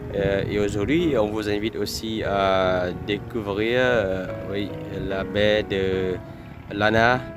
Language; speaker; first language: French; non-native, fluent; Vietnamese